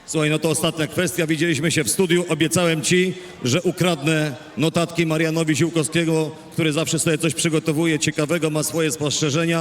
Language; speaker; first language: Polish; native; Polish